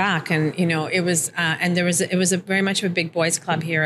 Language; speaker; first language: English; early bilingual, other home language; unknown